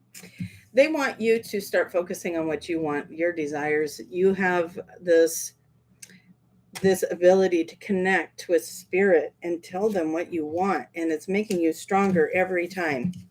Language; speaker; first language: English; native; English